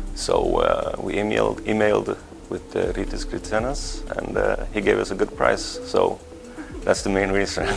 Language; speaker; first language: English; non-native, fluent; Swedish